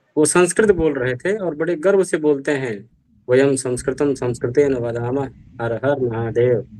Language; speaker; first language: Hindi; native; Hindi